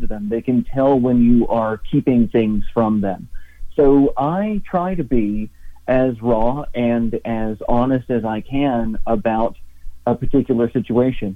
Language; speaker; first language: English; native; English